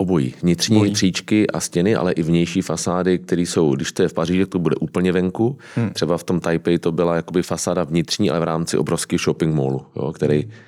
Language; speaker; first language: Czech; native; Czech